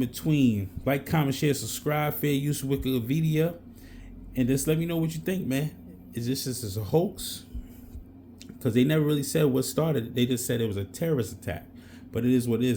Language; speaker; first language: English; native; English